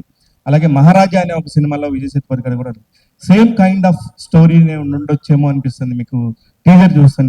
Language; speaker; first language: Telugu; native; Telugu